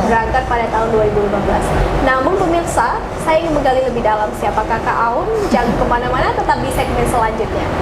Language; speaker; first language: Indonesian; native; Indonesian